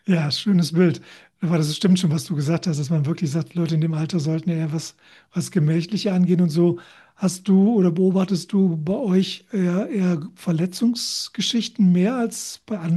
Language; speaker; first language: German; native; German